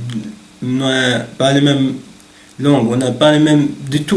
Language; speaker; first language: French; non-native, learner; Arabic